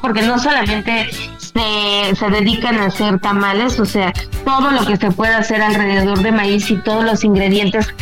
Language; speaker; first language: Spanish; native; Spanish